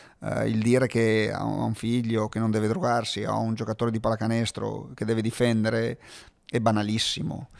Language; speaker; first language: Italian; native; Italian